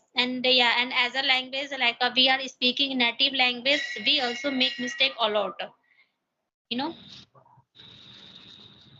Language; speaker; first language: English; non-native, learner; Hindi